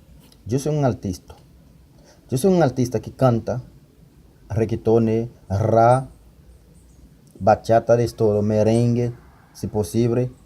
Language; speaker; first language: Spanish; non-native, learner; Haitian Creole